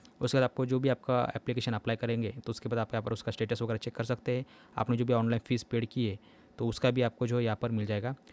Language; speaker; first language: Hindi; non-native, local second language; Marathi